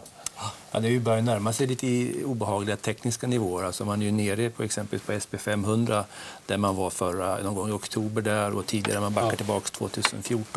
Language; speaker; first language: Swedish; native; Swedish